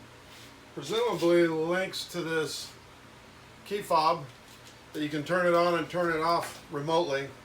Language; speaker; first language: English; native; English